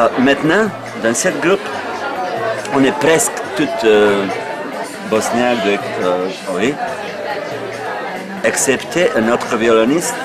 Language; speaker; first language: French; non-native, fluent; Bosnian